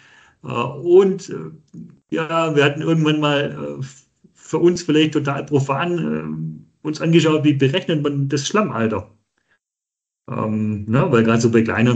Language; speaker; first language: German; native; German